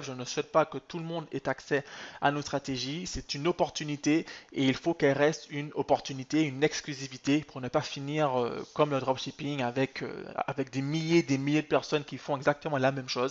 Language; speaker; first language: French; native; French